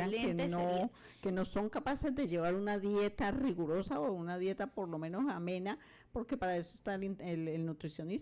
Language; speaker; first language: Spanish; native; Spanish